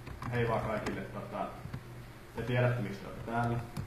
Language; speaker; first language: Finnish; native; Finnish